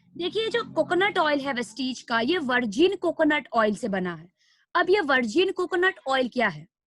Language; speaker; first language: Hindi; non-native, local second language; Nepali